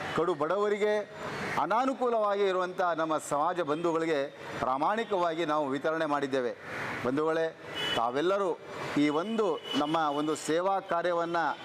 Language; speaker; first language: Kannada; non-native, local second language; Marathi